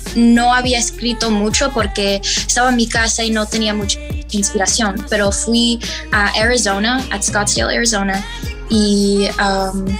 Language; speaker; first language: Spanish; early bilingual, heritage; Spanish